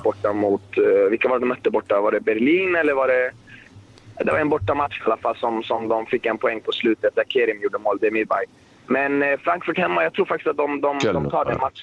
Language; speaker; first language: Swedish; native; Swedish